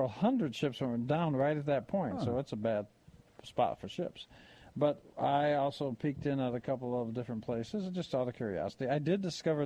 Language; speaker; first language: English; native; English